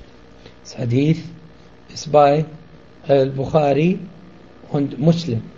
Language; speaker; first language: German; non-native, fluent; Arabic